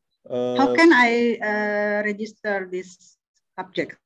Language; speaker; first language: English; non-native, learner; Indonesian